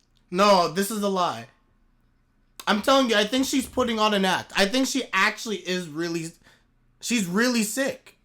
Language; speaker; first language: English; native; English